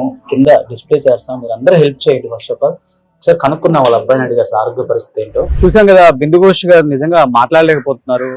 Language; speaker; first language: Telugu; native; Telugu